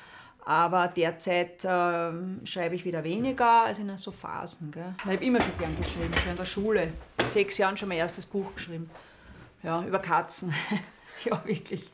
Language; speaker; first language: German; native; German